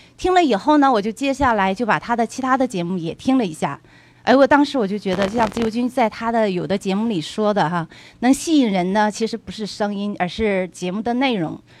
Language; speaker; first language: Chinese; native; Chinese